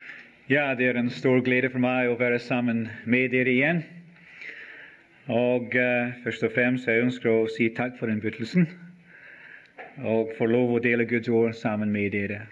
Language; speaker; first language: Norwegian; non-native, fluent; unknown